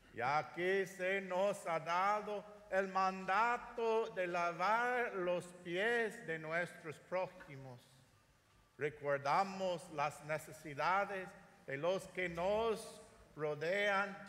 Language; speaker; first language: Spanish; non-native, learner; English